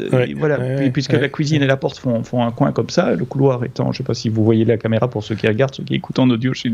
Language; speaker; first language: French; native; French